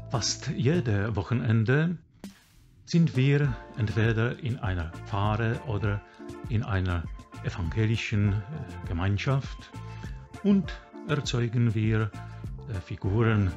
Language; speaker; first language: German; non-native, fluent; Czech